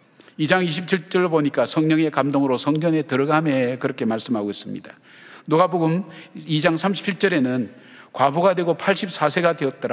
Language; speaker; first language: Korean; native; Korean